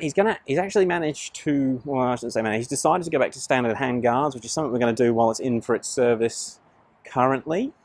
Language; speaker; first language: English; native; English